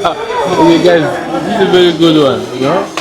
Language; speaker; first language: English; non-native, fluent; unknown